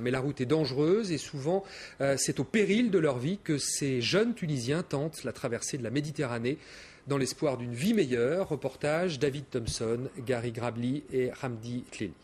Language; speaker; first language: French; native; French